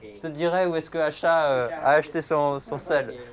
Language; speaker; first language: French; native; French